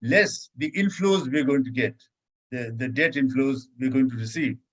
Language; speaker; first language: English; non-native, local second language; Urdu